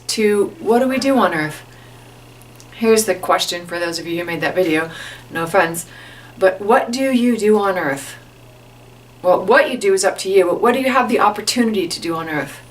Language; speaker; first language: English; native; English